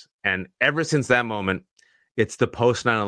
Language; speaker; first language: English; early bilingual, other home language; Urdu